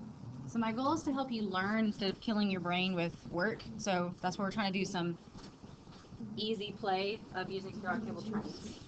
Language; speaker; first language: English; native; English